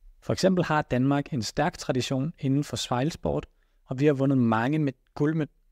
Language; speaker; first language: Danish; native; Danish